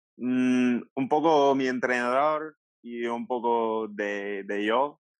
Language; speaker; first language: Spanish; non-native, learner; English